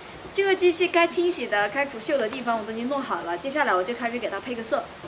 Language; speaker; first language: Chinese; native; Chinese